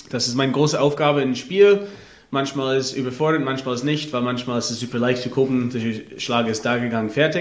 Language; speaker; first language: German; non-native, learner; English